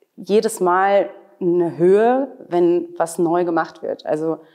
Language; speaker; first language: German; native; German